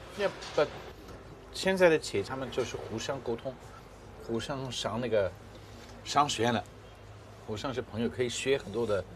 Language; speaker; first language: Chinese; non-native, fluent; English